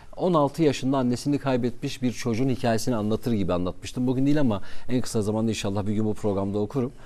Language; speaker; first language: Turkish; non-native, local second language; Kurdish